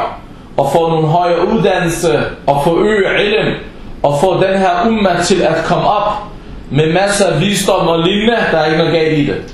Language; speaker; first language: Danish; non-native, local second language; Arabic